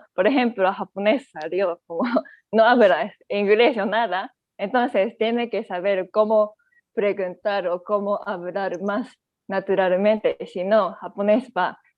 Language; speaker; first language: Spanish; non-native, learner; Japanese